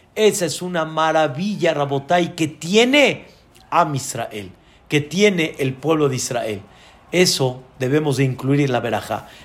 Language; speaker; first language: Spanish; early bilingual, other home language; Arabic